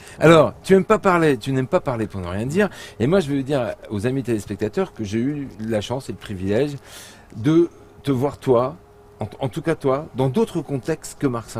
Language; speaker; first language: French; native; French